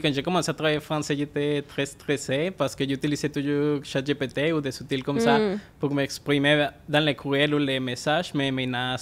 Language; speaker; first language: French; non-native, fluent; Spanish